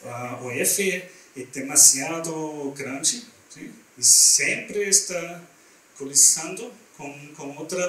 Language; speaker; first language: Portuguese; non-native, learner; German